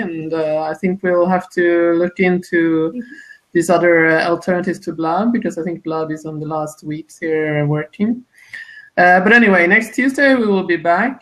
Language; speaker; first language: English; non-native, fluent; Italian